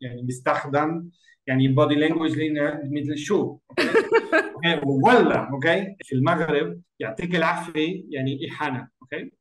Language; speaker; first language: Arabic; non-native, learner; Spanish